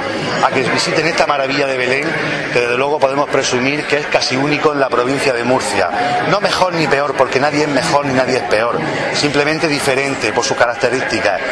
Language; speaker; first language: Spanish; native; Spanish